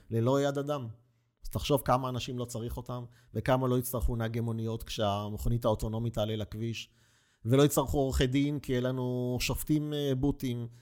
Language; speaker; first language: Hebrew; native; Hebrew